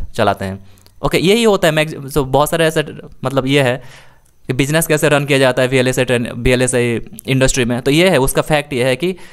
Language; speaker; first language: Hindi; native; Hindi